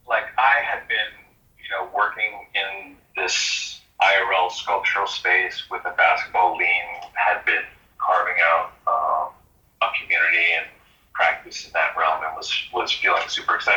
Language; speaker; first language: English; native; English